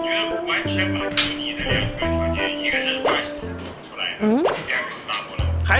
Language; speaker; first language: Chinese; native; Chinese